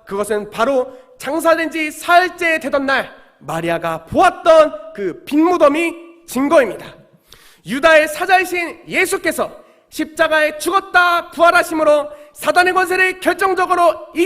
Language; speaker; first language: Korean; native; Korean